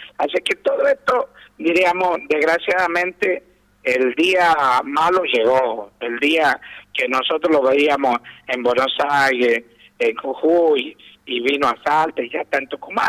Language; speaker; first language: Spanish; native; Spanish